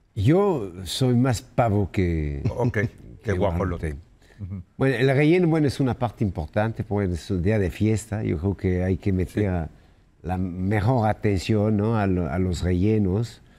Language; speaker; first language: Spanish; non-native, fluent; French